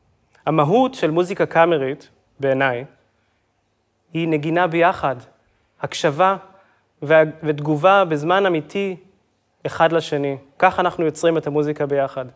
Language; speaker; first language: Hebrew; native; Hebrew